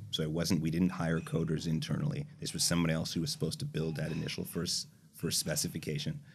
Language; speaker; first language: English; native; English